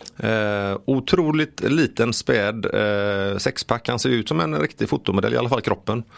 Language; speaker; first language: Swedish; native; Swedish